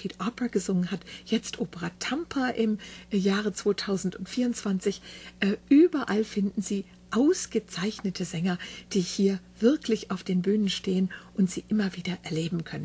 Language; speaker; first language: German; native; German